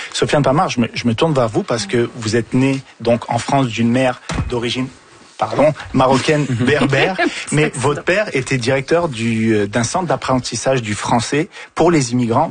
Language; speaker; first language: French; early bilingual, other home language; Arabic